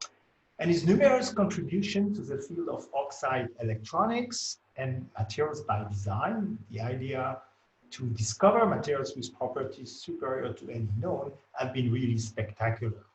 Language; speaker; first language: English; non-native, fluent; French